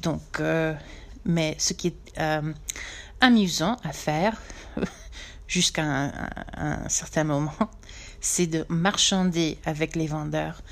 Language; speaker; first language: French; non-native, fluent; English